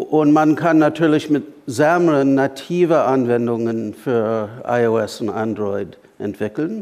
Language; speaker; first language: German; non-native, fluent; English